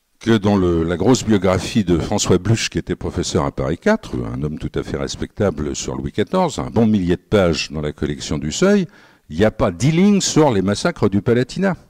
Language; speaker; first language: French; native; French